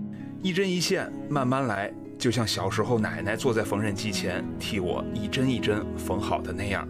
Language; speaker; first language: Chinese; native; Chinese